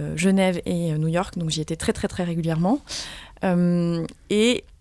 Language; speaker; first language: French; native; French